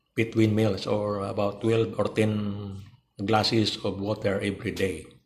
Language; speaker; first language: English; non-native, local second language; Cebuano